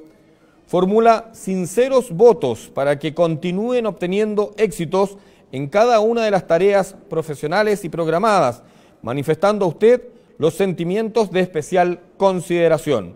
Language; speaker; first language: Spanish; native; Spanish